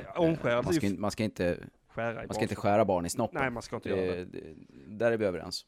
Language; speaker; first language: Swedish; native; Swedish